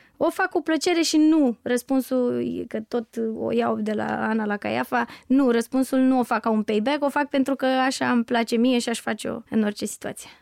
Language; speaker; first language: Romanian; native; Romanian